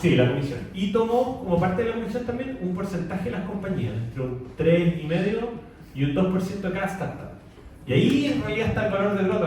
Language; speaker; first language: Spanish; native; Spanish